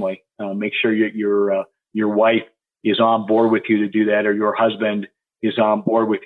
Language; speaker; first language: English; native; English